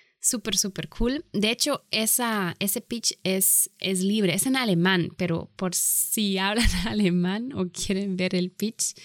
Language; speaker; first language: Spanish; non-native, fluent; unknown